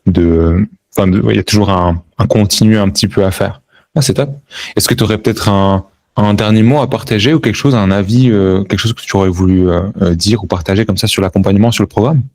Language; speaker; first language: French; native; French